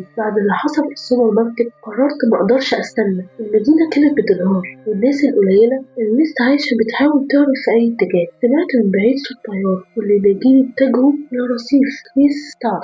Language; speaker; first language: Arabic; native; Arabic